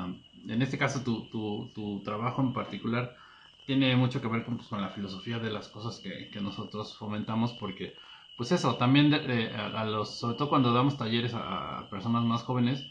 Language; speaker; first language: Spanish; native; Spanish